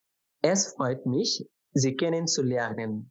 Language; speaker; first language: German; non-native, fluent; Bangla